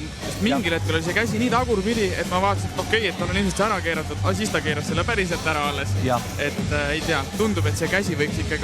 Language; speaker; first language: Estonian; native; Estonian